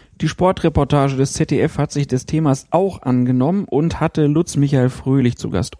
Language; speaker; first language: German; native; German